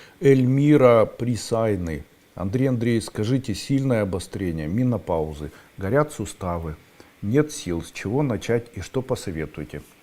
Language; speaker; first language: Russian; native; Russian